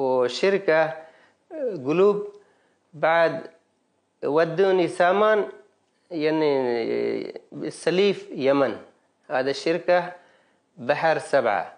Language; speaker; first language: Arabic; non-native, learner; Baluchi